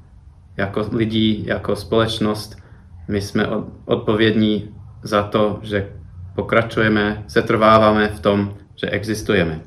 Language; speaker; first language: Czech; non-native, fluent; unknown